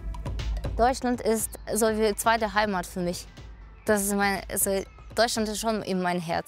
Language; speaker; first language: German; non-native, learner; Ukrainian